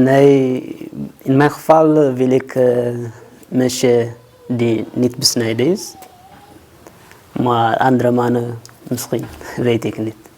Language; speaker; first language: Dutch; non-native, learner; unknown